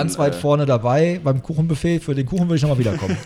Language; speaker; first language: German; native; German